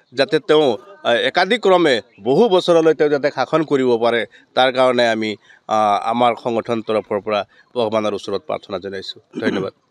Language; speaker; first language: Assamese; non-native, local second language; Hindi